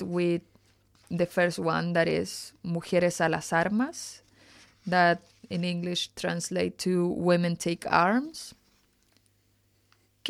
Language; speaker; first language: English; non-native, fluent; Spanish